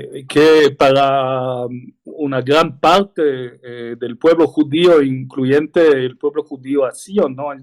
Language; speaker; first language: Spanish; non-native, fluent; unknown